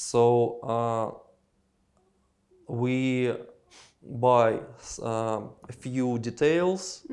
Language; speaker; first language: English; non-native, learner; Russian